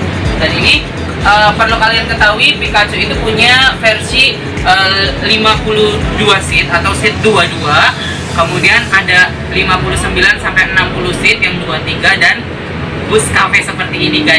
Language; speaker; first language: Indonesian; native; Indonesian